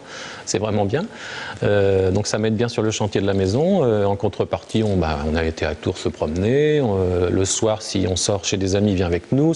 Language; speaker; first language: French; native; French